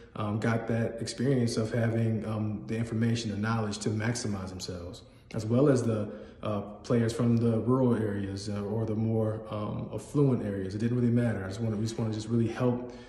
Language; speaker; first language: English; native; English